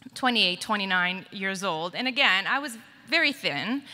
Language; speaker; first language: English; native; English